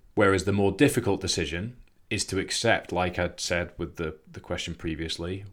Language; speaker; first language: English; native; English